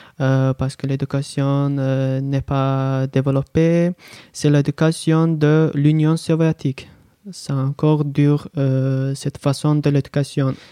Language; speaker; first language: French; non-native, learner; Azerbaijani